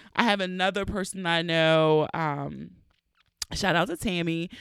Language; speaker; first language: English; native; English